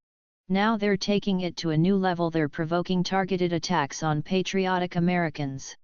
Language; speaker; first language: English; native; English